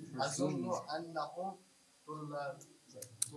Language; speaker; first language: Arabic; non-native, learner; Kashmiri